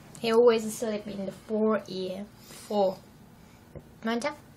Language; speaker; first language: English; non-native, learner; Turkish